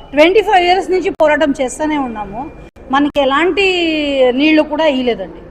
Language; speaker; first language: Telugu; native; Telugu